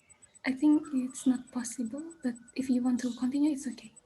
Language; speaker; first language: English; non-native, learner; Indonesian